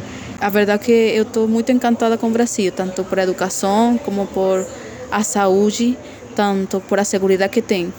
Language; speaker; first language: Portuguese; non-native, fluent; Spanish